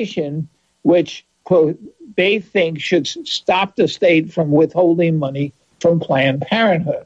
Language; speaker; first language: English; native; English